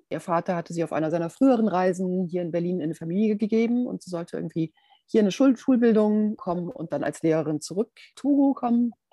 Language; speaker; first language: German; native; German